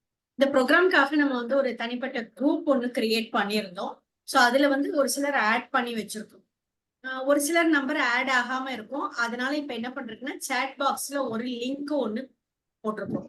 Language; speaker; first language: Tamil; native; Tamil